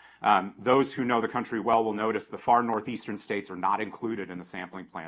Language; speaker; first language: English; native; English